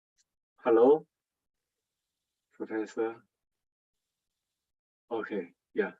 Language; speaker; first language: English; non-native, fluent; Chinese